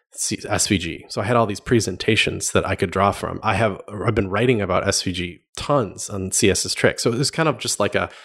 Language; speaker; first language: English; native; English